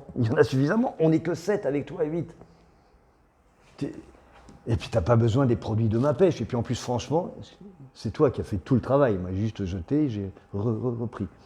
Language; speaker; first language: French; native; French